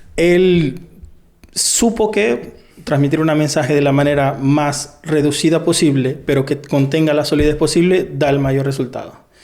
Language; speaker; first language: Spanish; native; Spanish